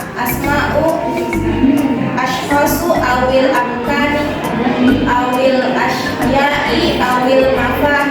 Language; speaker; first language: Arabic; non-native, learner; Indonesian